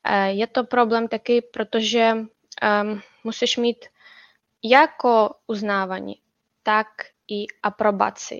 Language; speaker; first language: Czech; non-native, fluent; Ukrainian